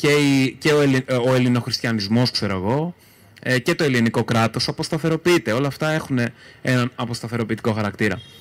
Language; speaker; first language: Greek; native; Greek